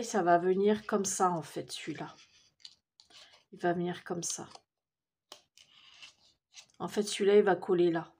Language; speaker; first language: French; native; French